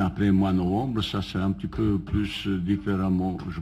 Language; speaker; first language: French; non-native, fluent; Bosnian